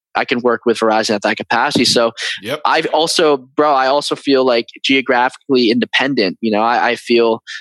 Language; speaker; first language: English; early bilingual, other home language; Filipino